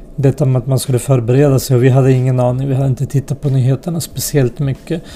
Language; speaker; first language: Swedish; early bilingual, other home language; Spanish